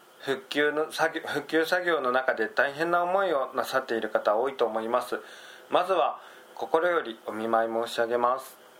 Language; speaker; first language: Japanese; native; Japanese